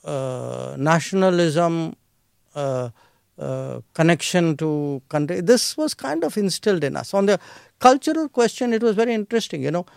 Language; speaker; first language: English; non-native, local second language; Hindi